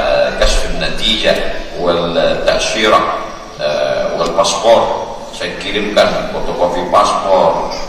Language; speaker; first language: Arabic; non-native, fluent; Indonesian